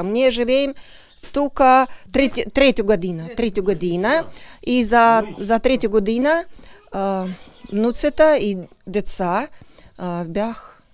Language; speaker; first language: Bulgarian; non-native, learner; Russian